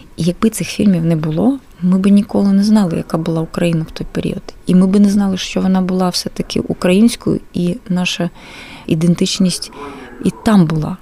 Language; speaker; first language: Ukrainian; non-native, local second language; Russian